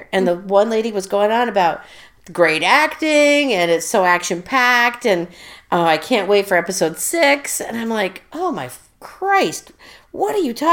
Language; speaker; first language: English; native; English